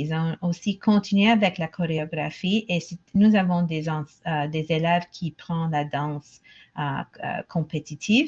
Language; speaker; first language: French; non-native, local second language; English